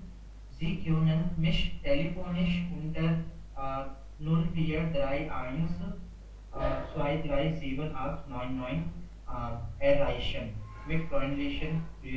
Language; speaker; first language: German; non-native, learner; Hindi